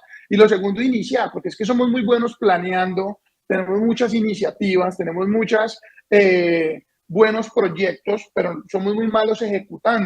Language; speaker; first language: Spanish; native; Spanish